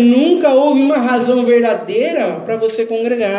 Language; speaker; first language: Portuguese; native; Portuguese